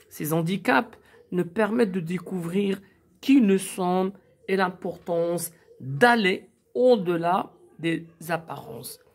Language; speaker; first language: French; non-native, local second language; Arabic